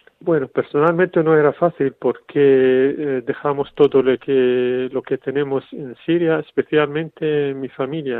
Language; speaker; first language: Spanish; non-native, fluent; Arabic